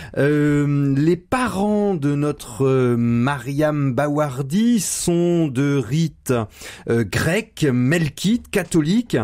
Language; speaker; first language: French; native; French